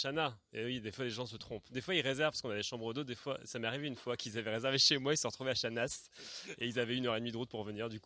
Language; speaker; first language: French; native; French